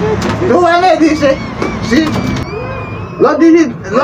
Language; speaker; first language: Spanish; non-native, learner; Haitian Creole